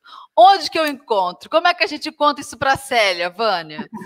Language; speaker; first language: Portuguese; native; Portuguese